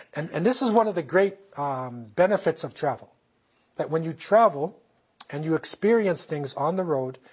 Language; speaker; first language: English; native; English